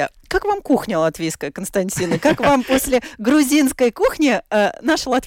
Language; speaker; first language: Russian; native; Russian